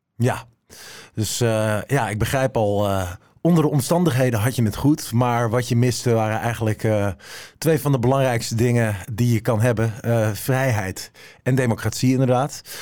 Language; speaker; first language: Dutch; native; Dutch